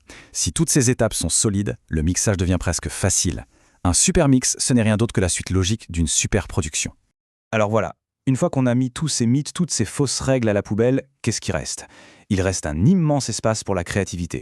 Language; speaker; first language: French; native; French